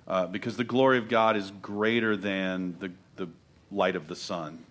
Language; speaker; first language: English; native; English